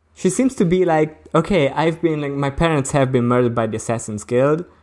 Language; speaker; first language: English; early bilingual, other home language; Hungarian